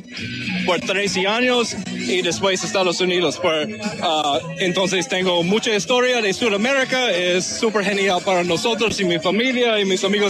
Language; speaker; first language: Spanish; non-native, fluent; English